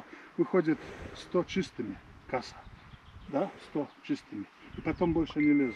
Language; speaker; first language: Russian; non-native, fluent; Latvian